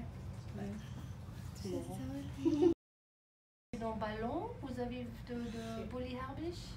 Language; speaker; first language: French; non-native, fluent; German